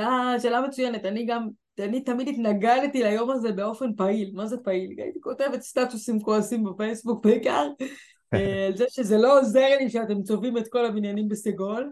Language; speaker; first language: Hebrew; native; Hebrew